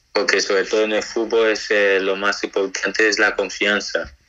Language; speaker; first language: Spanish; non-native, fluent; Nigerian Pidgin